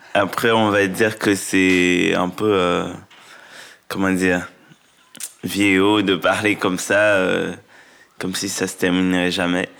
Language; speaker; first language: French; non-native, local second language; Haitian Creole